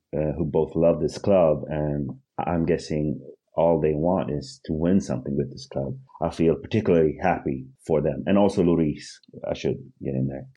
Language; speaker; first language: English; early bilingual, other home language; Swedish